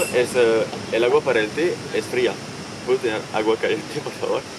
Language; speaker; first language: Spanish; non-native, learner; French